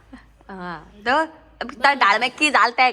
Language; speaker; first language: Hindi; native; Hindi